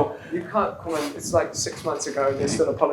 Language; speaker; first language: English; native; English